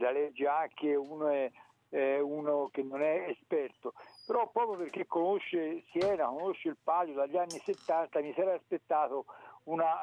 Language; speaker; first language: Italian; native; Italian